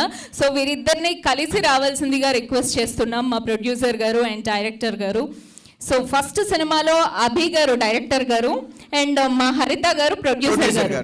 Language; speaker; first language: Telugu; native; Telugu